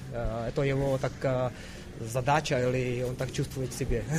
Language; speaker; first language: Russian; non-native, fluent; Czech